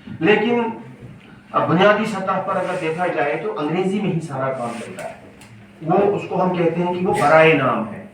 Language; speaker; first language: Urdu; non-native, local second language; Kashmiri